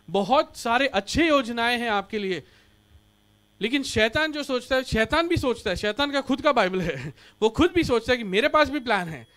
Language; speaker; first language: Hindi; non-native, local second language; Marathi